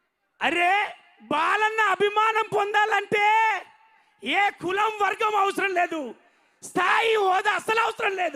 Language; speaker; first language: Telugu; native; Telugu